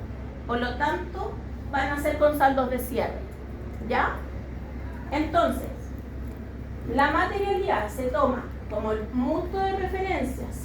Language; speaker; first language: Spanish; native; Spanish